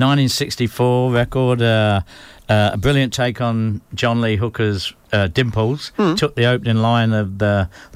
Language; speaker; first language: English; native; English